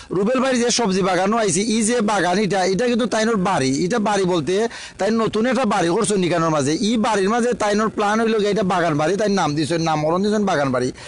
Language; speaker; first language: Bangla; native; Bangla